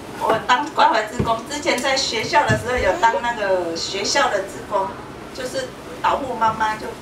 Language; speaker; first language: Chinese; non-native, fluent; Hakka Chinese